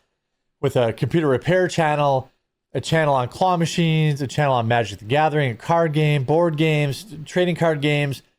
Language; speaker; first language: English; native; English